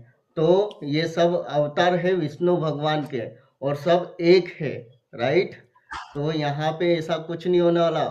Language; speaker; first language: Hindi; native; Hindi